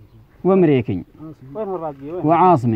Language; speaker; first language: Arabic; native; Arabic